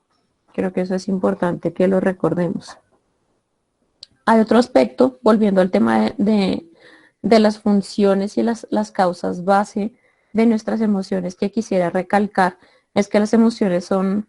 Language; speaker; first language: Spanish; native; Spanish